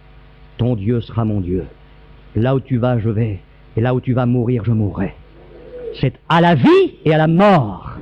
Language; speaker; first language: French; native; French